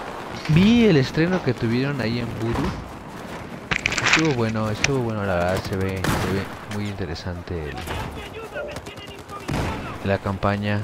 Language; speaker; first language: Spanish; native; Spanish